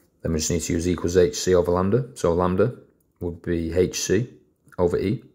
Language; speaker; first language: English; native; English